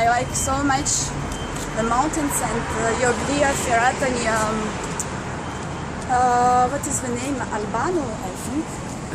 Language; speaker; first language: English; non-native, learner; Russian